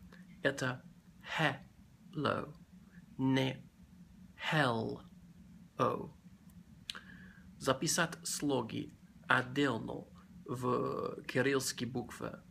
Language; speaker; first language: Russian; non-native, learner; English